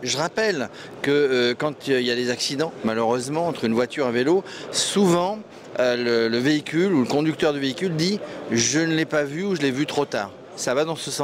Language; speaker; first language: French; native; French